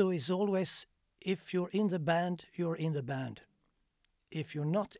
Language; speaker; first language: English; non-native, fluent; Swedish